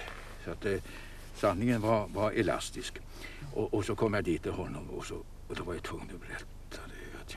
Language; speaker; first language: Swedish; native; Swedish